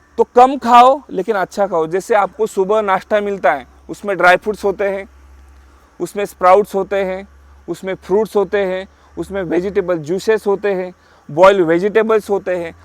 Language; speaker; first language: Hindi; non-native, local second language; Marathi